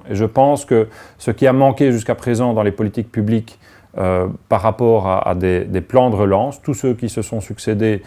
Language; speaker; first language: French; native; French